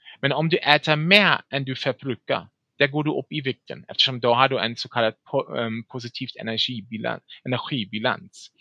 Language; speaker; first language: Swedish; non-native, fluent; German